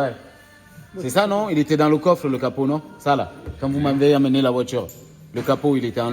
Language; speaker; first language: French; native; French